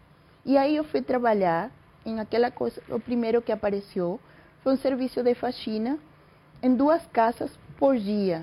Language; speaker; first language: Portuguese; non-native, fluent; Spanish